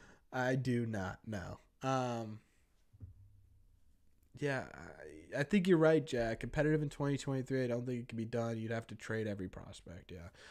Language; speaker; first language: English; native; English